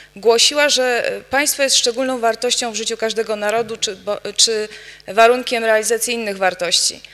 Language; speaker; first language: Polish; native; Polish